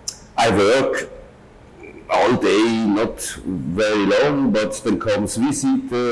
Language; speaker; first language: English; non-native, learner; German